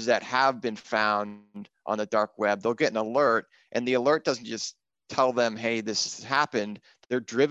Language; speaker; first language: English; native; English